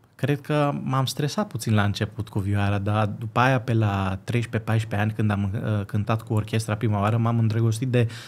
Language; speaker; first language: Romanian; early bilingual, heritage; Greek